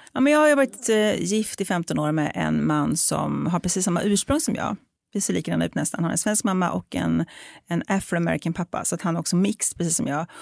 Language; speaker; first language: Swedish; native; Swedish